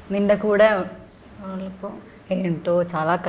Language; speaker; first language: Telugu; non-native, learner; Malayalam